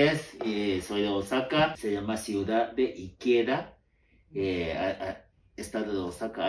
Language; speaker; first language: Spanish; non-native, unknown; Japanese